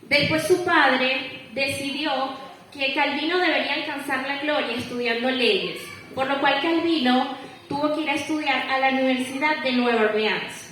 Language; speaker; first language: Spanish; native; Spanish